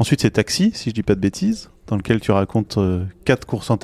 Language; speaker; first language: French; native; French